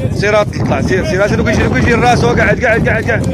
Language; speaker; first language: Arabic; native; Arabic